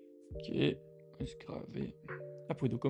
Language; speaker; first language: Spanish; non-native, learner; French